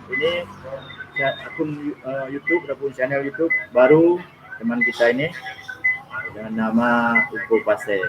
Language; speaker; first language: Indonesian; non-native, local second language; Achinese